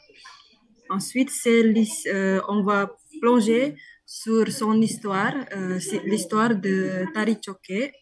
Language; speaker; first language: French; non-native, learner; Indonesian